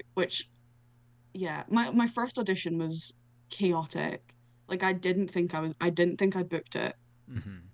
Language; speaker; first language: English; native; English